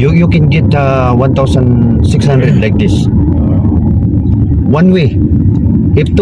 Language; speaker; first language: English; non-native, learner; Filipino